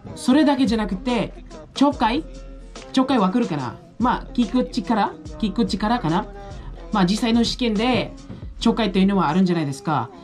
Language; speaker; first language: Japanese; non-native, fluent; Filipino